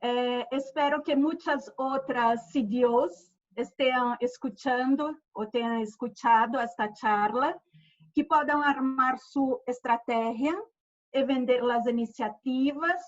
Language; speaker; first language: Spanish; non-native, fluent; Portuguese